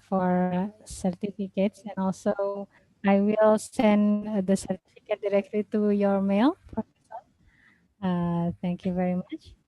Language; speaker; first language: English; non-native, fluent; Indonesian